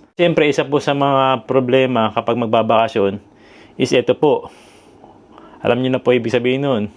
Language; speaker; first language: Filipino; native; Filipino